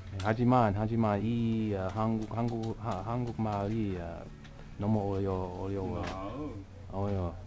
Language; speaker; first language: Korean; non-native, learner; English